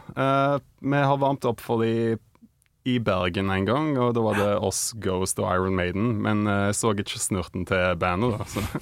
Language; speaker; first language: Norwegian; early bilingual, other home language; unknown